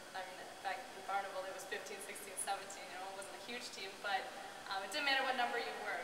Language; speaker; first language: English; native; English